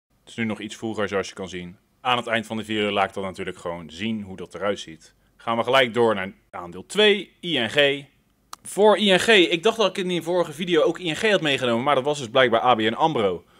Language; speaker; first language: Dutch; native; Dutch